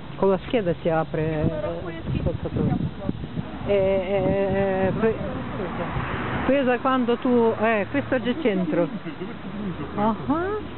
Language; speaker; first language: Italian; non-native, learner; Ukrainian